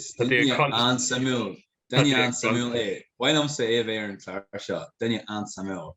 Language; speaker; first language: Irish; non-native, local second language; English